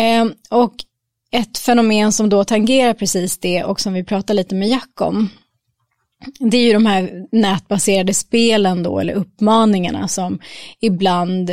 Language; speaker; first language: Swedish; native; Swedish